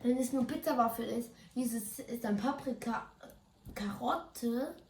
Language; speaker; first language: German; early bilingual, other home language; Thai